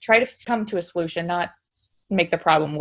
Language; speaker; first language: English; native; English